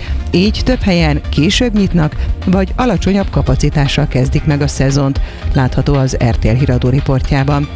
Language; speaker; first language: Hungarian; native; Hungarian